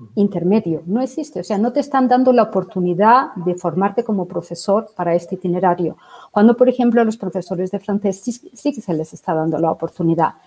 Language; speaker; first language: Spanish; native; Spanish